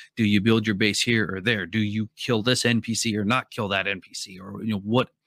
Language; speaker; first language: English; native; English